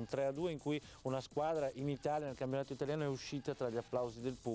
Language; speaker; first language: Italian; native; Italian